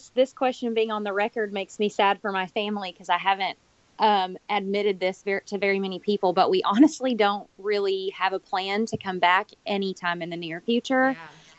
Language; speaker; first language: English; native; English